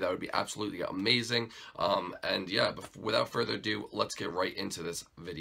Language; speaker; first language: English; native; English